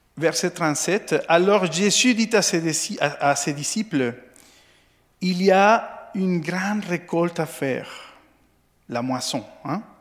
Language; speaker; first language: French; non-native, fluent; Spanish